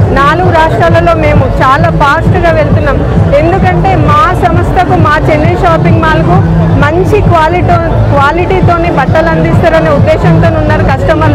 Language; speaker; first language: Telugu; native; Telugu